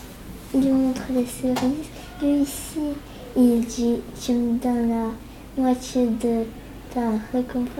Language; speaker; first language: French; non-native, learner; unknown